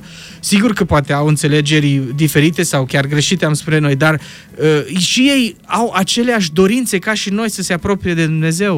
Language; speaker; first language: Romanian; native; Romanian